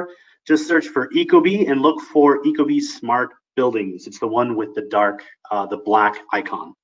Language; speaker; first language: English; native; English